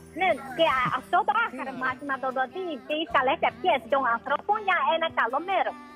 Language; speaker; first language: Greek; non-native, fluent; Chinese